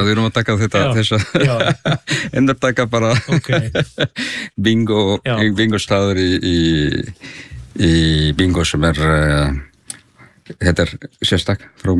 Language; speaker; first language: Icelandic; non-native, learner; Spanish